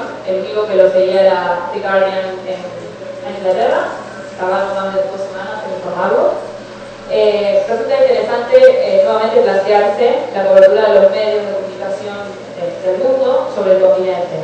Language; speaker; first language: Spanish; native; Spanish